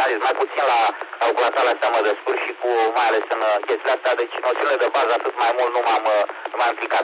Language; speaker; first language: Romanian; native; Romanian